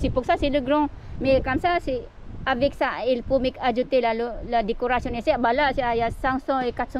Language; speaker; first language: French; non-native, fluent; Filipino